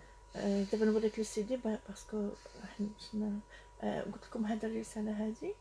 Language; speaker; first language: Arabic; native; Arabic